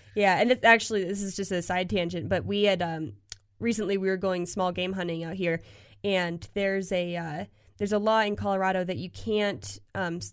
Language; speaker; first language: English; native; English